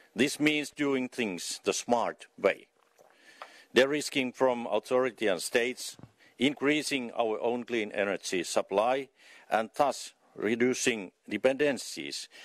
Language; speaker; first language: English; non-native, fluent; Finnish